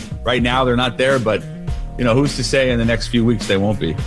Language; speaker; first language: English; native; English